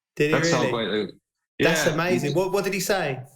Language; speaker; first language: English; native; English